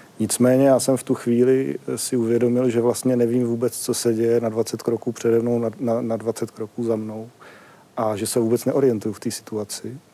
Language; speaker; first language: Czech; native; Czech